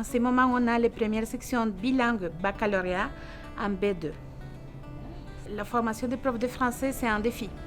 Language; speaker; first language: French; non-native, local second language; Spanish